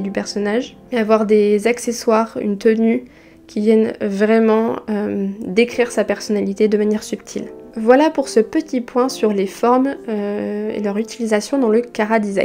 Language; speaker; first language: French; native; French